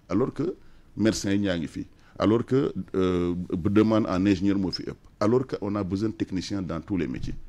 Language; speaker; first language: French; non-native, local second language; Wolof